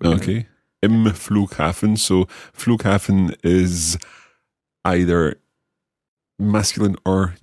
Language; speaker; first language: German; non-native, learner; English